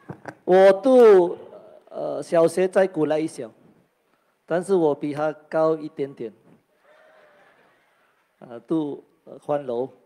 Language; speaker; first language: Chinese; non-native, local second language; Malay